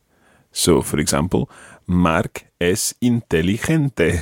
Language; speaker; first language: Spanish; non-native, fluent; English